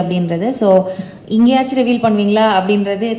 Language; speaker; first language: Tamil; native; Tamil